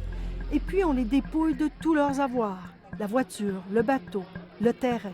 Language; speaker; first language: French; native; French